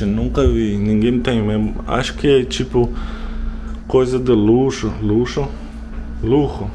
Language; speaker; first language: Portuguese; non-native, learner; Russian